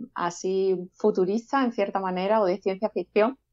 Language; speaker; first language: Spanish; native; Spanish